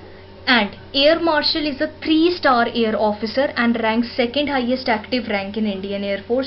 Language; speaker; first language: Hindi; native; Hindi